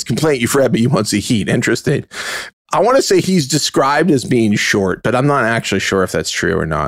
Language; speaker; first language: English; native; English